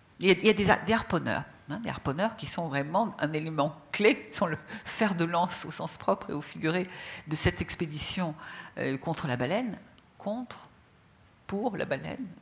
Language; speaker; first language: French; native; French